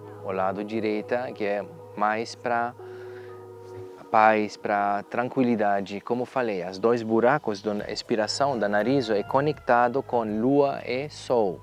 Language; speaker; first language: Portuguese; non-native, fluent; German